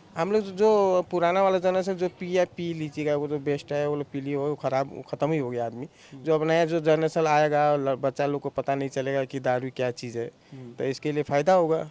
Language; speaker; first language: Hindi; non-native, fluent; Nepali